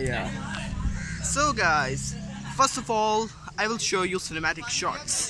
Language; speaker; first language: English; non-native, local second language; Urdu